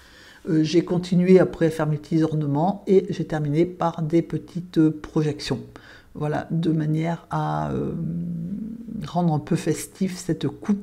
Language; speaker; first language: French; native; French